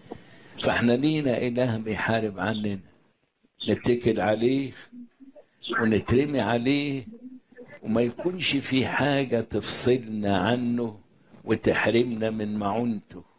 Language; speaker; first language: Arabic; native; Arabic